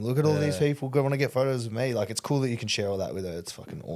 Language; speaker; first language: English; native; English